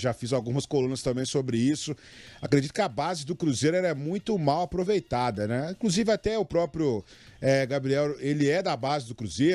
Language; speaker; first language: Portuguese; native; Portuguese